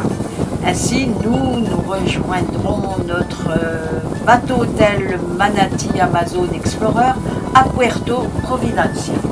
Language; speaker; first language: French; native; French